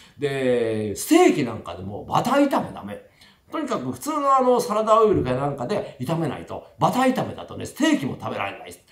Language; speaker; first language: Japanese; native; Japanese